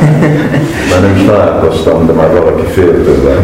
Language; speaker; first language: Hungarian; early bilingual, heritage; Hungarian